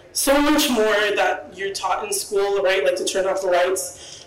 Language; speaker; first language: English; early bilingual, other home language; Spanish